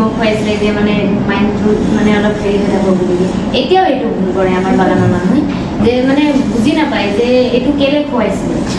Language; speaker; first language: Assamese; non-native, local second language; Sadri